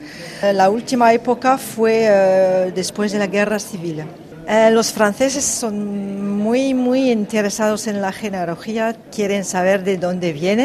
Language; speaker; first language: Spanish; early bilingual, heritage; French